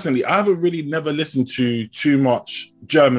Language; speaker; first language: English; native; English